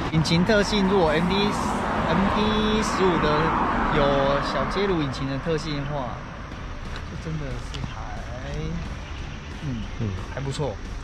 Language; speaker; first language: Chinese; native; Chinese